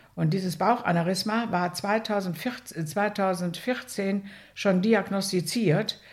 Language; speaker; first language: German; native; German